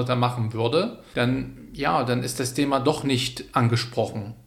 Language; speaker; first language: German; non-native, fluent; Arabic